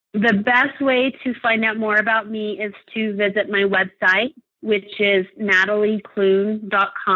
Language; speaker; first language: English; native; English